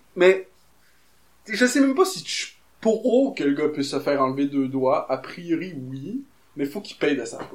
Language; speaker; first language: French; native; French